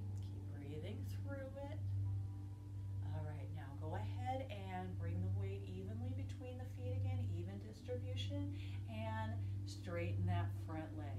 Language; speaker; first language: English; native; English